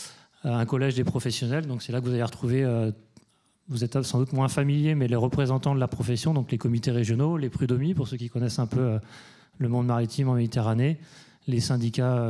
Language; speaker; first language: French; native; French